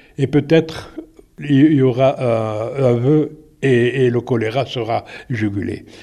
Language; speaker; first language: French; native; French